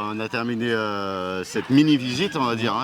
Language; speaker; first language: French; native; French